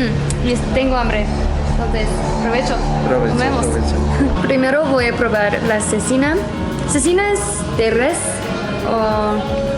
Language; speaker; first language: Spanish; non-native, fluent; English